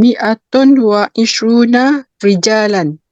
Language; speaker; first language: Arabic; non-native, learner; Malay